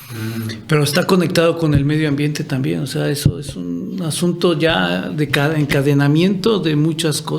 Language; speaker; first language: Spanish; native; Spanish